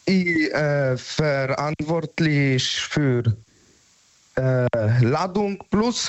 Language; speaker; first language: German; non-native, learner; Polish